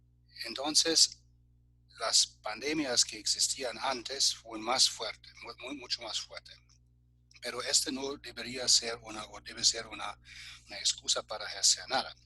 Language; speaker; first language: Spanish; non-native, fluent; German